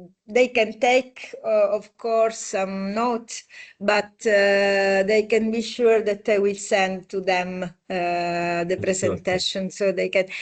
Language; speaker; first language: English; non-native, fluent; Italian